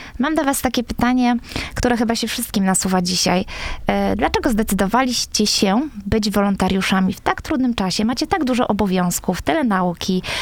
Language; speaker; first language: Polish; native; Polish